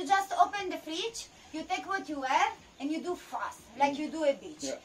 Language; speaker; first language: English; non-native, learner; Italian